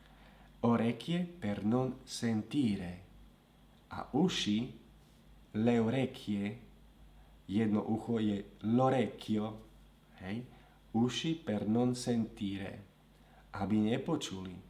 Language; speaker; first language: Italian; non-native, fluent; Slovak